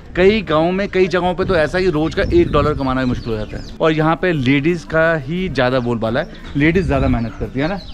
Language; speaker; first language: Hindi; native; Hindi